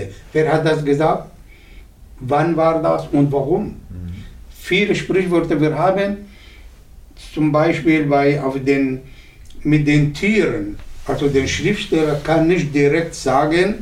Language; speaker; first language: German; non-native, learner; Arabic